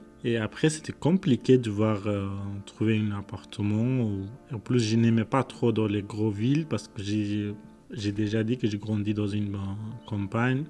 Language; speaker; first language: French; non-native, learner; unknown